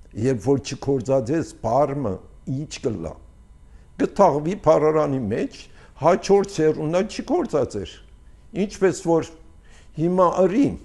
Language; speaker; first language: Armenian; early bilingual, heritage; Armenian